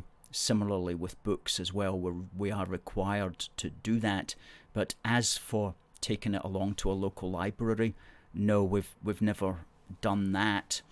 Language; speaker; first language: English; native; English